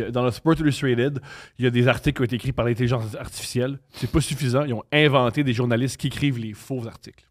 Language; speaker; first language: French; native; French